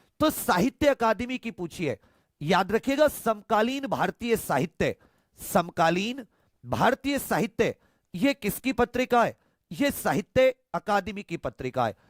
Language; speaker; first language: Hindi; native; Hindi